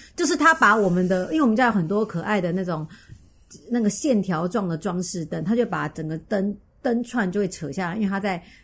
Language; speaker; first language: Chinese; native; Chinese